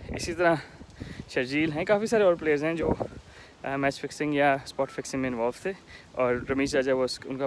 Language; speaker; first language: Urdu; native; Urdu